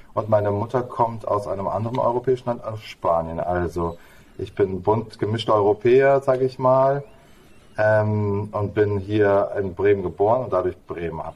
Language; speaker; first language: German; native; German